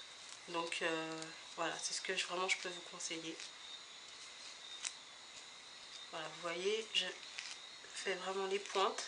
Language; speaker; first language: French; native; French